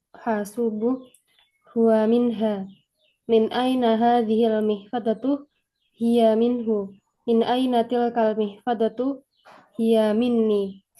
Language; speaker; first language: Arabic; non-native, learner; Indonesian